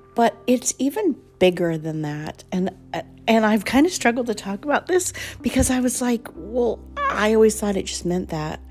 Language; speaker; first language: English; native; English